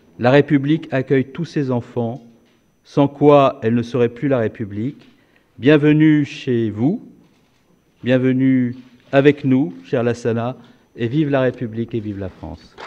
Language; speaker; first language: French; native; French